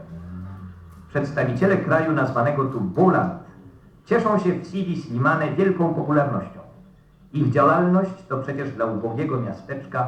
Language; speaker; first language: Polish; native; Polish